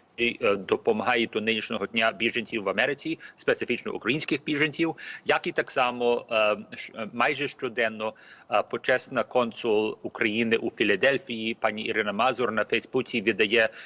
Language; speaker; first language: Ukrainian; early bilingual, heritage; Ukrainian